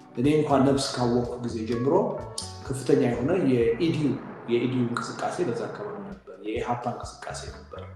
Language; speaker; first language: Amharic; native; Amharic